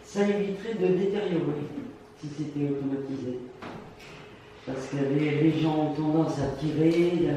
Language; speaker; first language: French; native; French